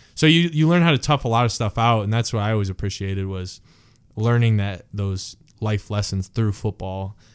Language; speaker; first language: English; native; English